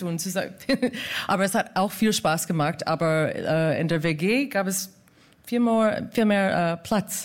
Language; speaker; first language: German; non-native, fluent; English